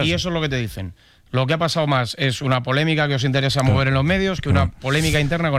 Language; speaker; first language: Spanish; native; Spanish